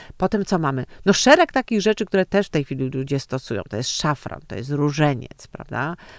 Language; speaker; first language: Polish; native; Polish